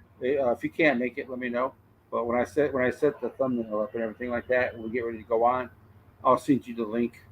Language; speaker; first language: English; native; English